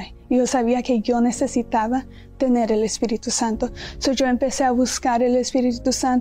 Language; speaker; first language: Spanish; early bilingual, heritage; Spanish